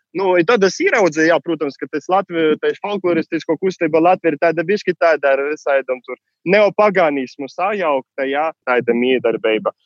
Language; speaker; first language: Latvian; non-native, fluent; Russian